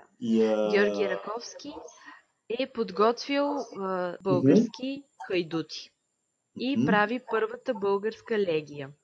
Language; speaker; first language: Bulgarian; native; Bulgarian